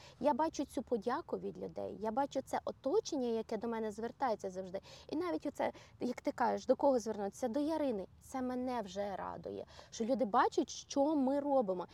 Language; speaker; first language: Ukrainian; native; Ukrainian